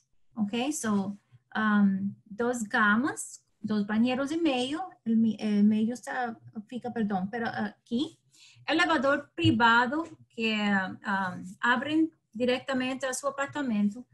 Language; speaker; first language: Portuguese; non-native, learner; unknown